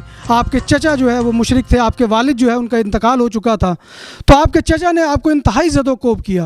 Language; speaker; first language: Urdu; native; Urdu